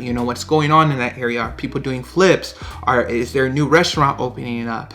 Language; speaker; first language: English; native; English